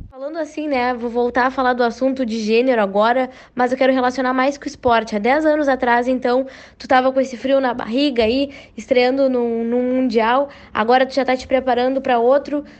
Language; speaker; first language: Portuguese; native; Portuguese